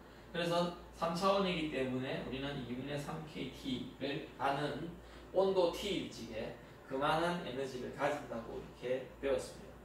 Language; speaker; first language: Korean; native; Korean